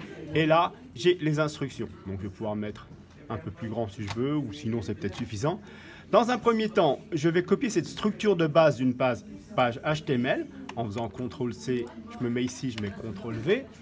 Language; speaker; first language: French; native; French